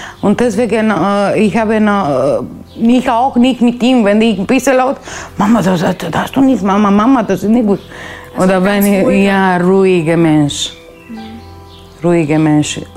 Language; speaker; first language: German; non-native, learner; Romanian